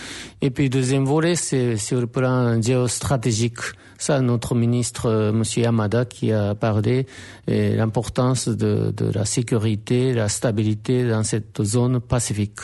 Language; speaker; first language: French; non-native, fluent; Japanese